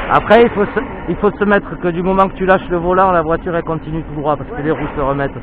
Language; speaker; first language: French; native; French